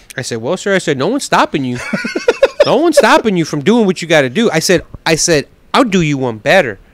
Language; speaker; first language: English; native; English